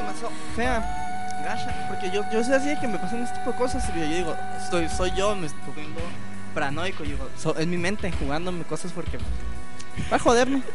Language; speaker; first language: Spanish; native; Spanish